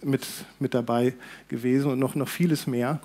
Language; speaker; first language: German; native; German